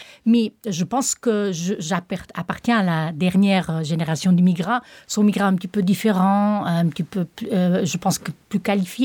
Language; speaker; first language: French; non-native, fluent; Portuguese